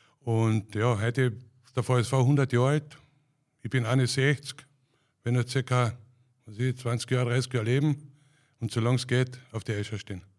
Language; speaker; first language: German; native; German